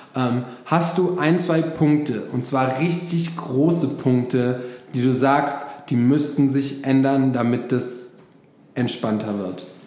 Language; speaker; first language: German; native; German